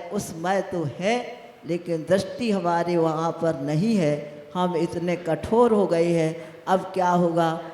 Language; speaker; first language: Hindi; native; Hindi